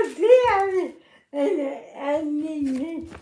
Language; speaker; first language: French; non-native, learner; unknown